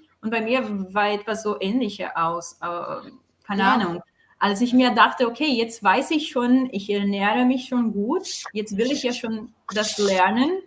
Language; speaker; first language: German; non-native, fluent; Portuguese